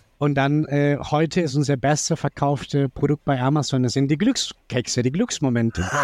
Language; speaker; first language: German; non-native, fluent; Spanish